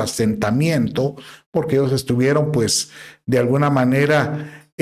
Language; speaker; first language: Spanish; native; Spanish